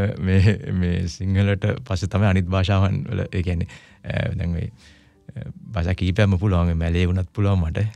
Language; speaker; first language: Sinhala; non-native, local second language; Tamil